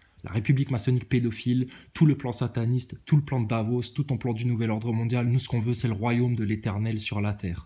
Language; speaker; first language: French; native; French